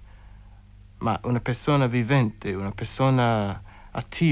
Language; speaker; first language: Italian; non-native, fluent; English